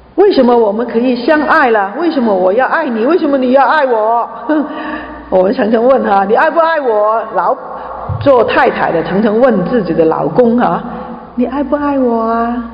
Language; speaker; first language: Chinese; non-native, local second language; Cantonese